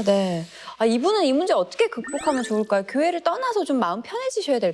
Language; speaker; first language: Korean; native; Korean